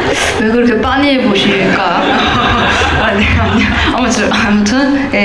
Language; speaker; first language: Korean; native; Korean